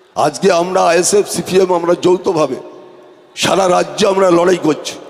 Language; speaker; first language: Bangla; native; Bangla